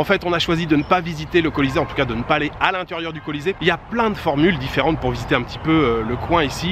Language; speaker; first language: French; native; French